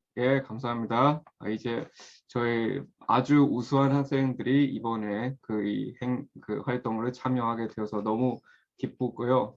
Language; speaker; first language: Korean; non-native, fluent; Chinese